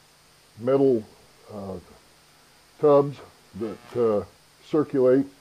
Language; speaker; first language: English; native; English